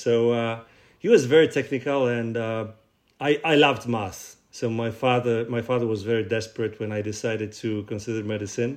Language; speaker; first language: English; non-native, fluent; Russian